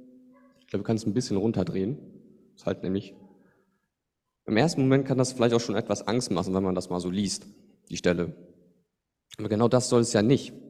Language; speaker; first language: German; native; German